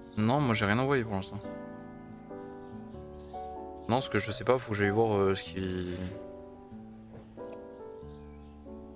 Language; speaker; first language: French; native; French